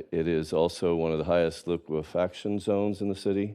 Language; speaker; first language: English; native; English